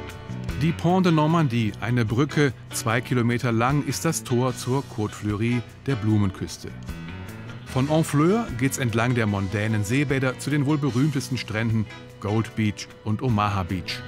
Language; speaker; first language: German; native; German